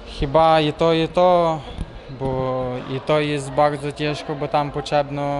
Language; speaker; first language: Polish; non-native, learner; Ukrainian